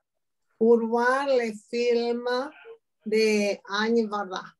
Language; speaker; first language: French; non-native, learner; Spanish